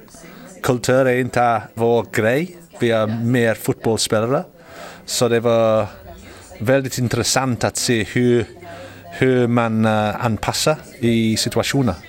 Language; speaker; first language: Swedish; non-native, learner; English